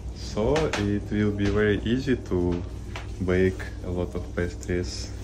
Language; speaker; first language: English; non-native, learner; Russian